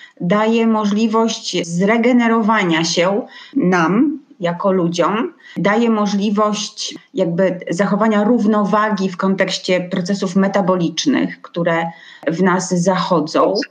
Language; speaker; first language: Polish; native; Polish